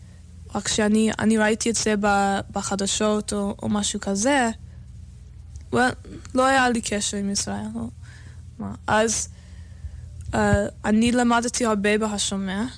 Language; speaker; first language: Hebrew; non-native, learner; English